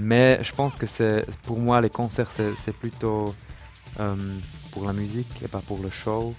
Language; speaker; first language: French; non-native, learner; German